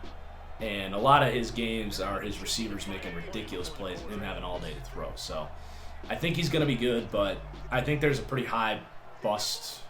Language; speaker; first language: English; native; English